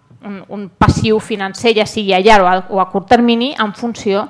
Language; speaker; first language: Catalan; native; Catalan